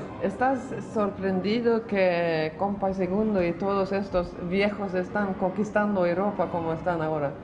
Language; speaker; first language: Spanish; non-native, fluent; Swedish